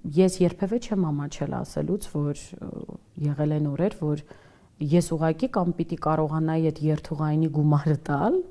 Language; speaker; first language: Armenian; native; Armenian